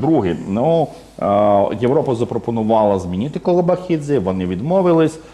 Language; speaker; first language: Ukrainian; non-native, fluent; Georgian